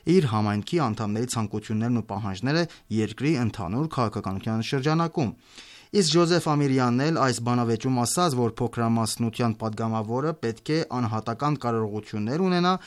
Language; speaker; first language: Armenian; native; Armenian